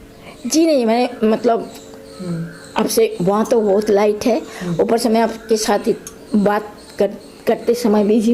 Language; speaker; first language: Hindi; non-native, local second language; Bangla